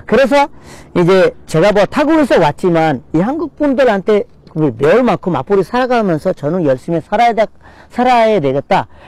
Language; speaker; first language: Korean; non-native, fluent; Bangla